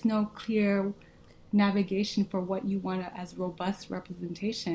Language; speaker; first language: English; early bilingual, other home language; Vietnamese